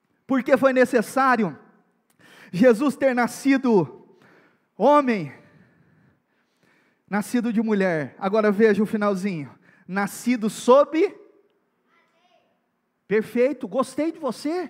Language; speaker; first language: Portuguese; native; Portuguese